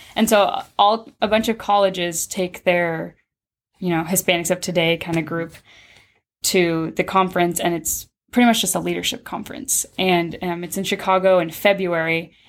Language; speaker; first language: English; early bilingual, other home language; Spanish